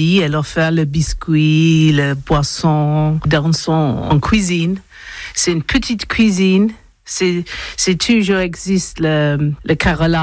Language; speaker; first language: French; non-native, learner; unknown